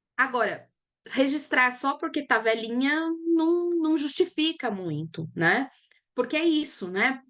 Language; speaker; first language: Portuguese; native; Portuguese